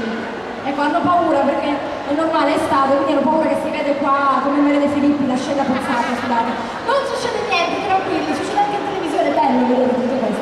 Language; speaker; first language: Italian; native; Italian